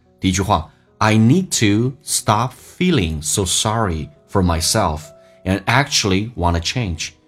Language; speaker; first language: English; non-native, fluent; Chinese